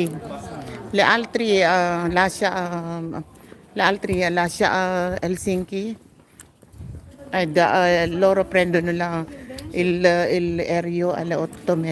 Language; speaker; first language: Italian; non-native, learner; Filipino